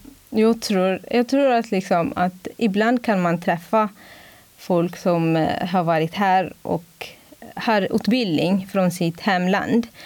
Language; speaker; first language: Swedish; non-native, fluent; Amharic